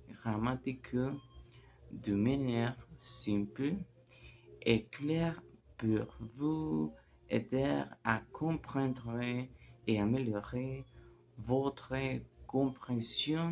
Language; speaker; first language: French; non-native, learner; Spanish